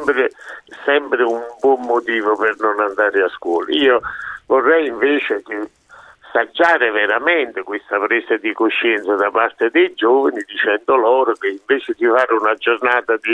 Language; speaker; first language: Italian; native; Italian